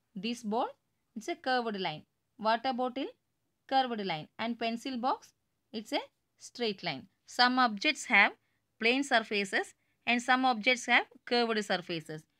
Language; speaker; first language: English; non-native, local second language; Tamil